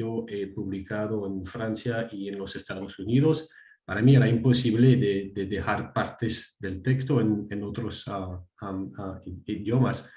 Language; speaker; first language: Spanish; non-native, fluent; French